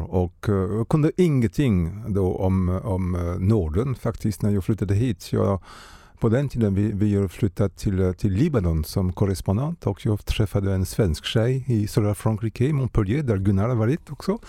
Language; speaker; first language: Swedish; non-native, fluent; French